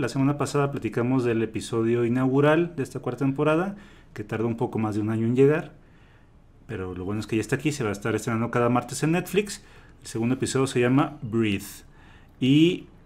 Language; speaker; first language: Spanish; native; Spanish